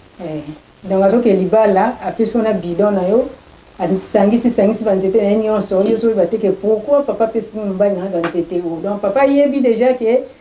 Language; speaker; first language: Lingala; non-native, local second language; Kongo